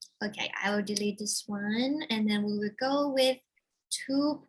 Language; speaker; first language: English; non-native, fluent; Thai